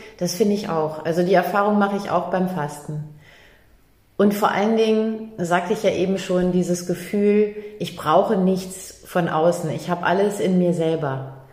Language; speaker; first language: German; native; German